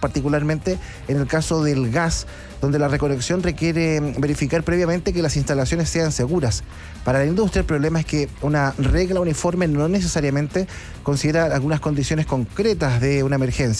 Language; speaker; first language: Spanish; native; Spanish